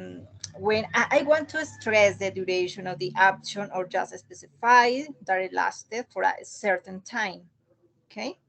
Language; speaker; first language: English; non-native, learner; Spanish